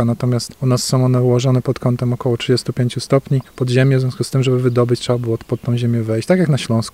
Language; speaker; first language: Polish; native; Polish